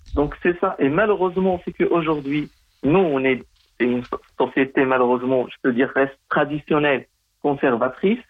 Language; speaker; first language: French; non-native, local second language; Arabic